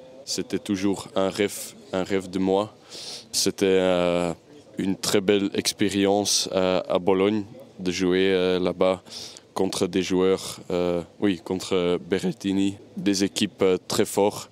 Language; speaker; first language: French; non-native, local second language; Dutch